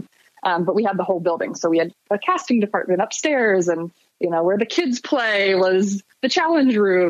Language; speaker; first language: English; native; English